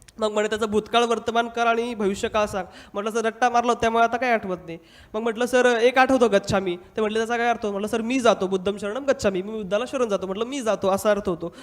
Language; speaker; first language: Marathi; non-native, local second language; Hindi